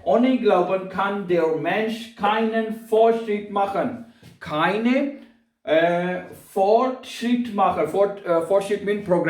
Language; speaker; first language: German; non-native, learner; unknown